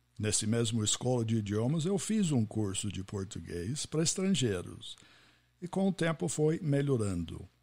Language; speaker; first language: Portuguese; non-native, fluent; English